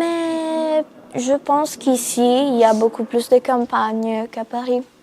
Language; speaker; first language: French; non-native, fluent; Italian